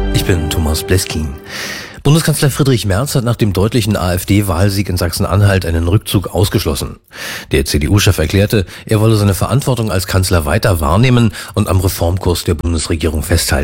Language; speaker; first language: German; native; German